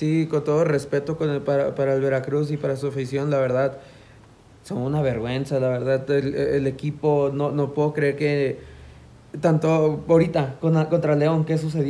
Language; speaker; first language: Spanish; native; Spanish